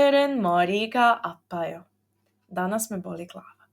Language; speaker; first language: Korean; non-native, fluent; Serbian